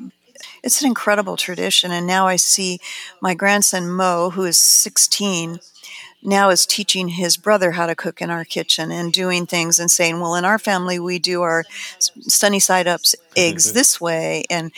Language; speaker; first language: English; native; English